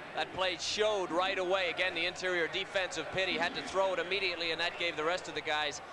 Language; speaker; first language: English; native; English